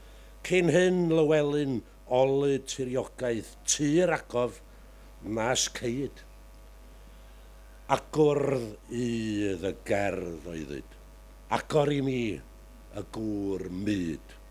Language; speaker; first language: Welsh; native; Welsh